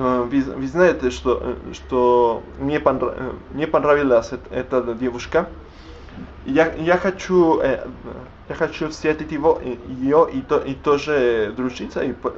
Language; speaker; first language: Russian; non-native, learner; Spanish